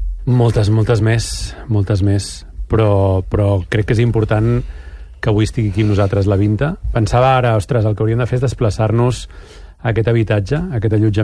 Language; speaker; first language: Catalan; native; Catalan